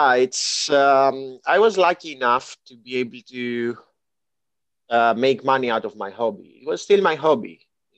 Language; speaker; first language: English; non-native, fluent; Greek